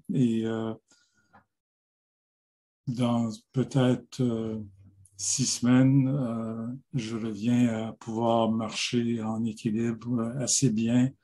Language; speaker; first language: French; non-native, local second language; English